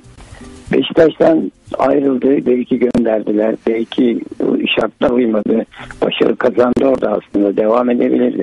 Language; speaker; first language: Turkish; native; Turkish